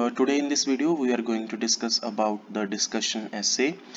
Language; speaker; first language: English; non-native, local second language; Punjabi